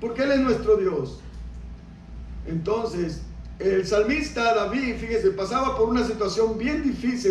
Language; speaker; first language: Spanish; native; Spanish